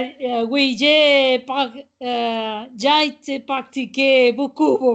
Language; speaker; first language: French; non-native, learner; Catalan